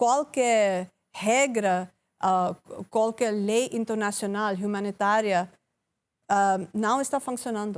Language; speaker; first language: Portuguese; non-native, learner; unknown